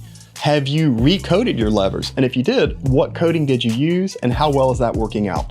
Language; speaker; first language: English; native; English